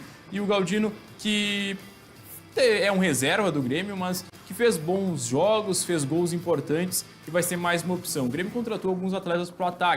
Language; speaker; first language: Portuguese; native; Portuguese